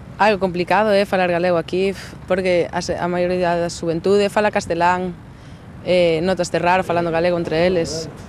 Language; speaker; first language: Galician; native; Galician